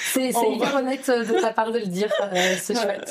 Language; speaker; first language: French; native; French